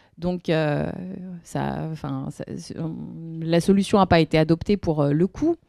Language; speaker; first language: French; native; French